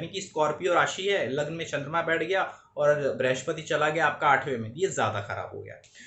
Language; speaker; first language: Hindi; native; Hindi